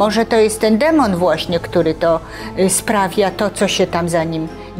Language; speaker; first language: Polish; native; Polish